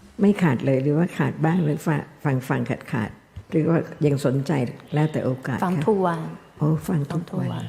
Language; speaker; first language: Thai; native; Thai